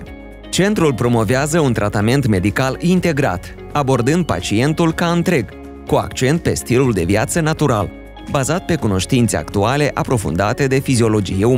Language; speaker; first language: Romanian; native; Romanian